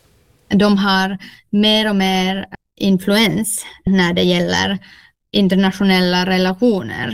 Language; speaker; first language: Swedish; non-native, local second language; Finnish